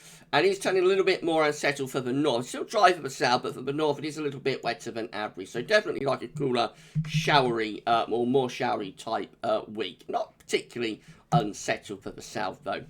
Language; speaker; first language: English; native; English